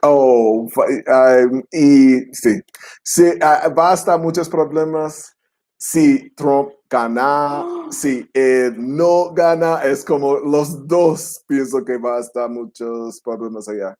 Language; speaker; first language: Spanish; non-native, learner; English